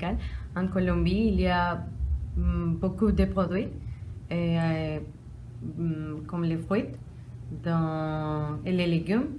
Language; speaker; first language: French; non-native, learner; Spanish